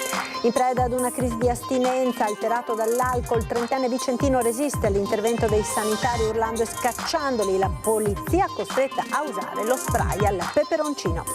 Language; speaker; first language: Italian; native; Italian